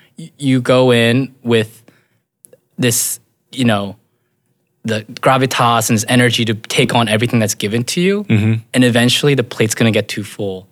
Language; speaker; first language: English; native; English